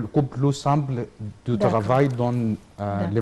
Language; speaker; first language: French; non-native, learner; Arabic